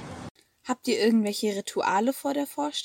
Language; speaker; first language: German; native; German